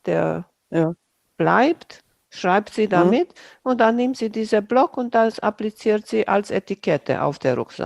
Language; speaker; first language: German; non-native, fluent; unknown